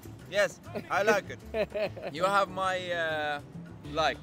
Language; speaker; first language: English; non-native, fluent; Arabic